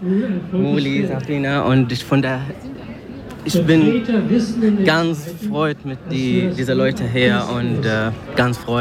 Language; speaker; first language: German; non-native, learner; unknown